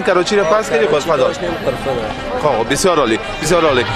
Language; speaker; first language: Persian; non-native, local second language; Pashto